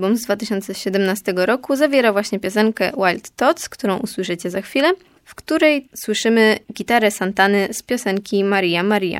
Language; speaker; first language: Polish; native; Polish